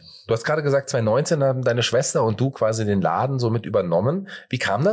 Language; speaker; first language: German; native; German